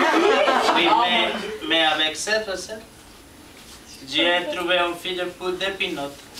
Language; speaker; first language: French; non-native, learner; Portuguese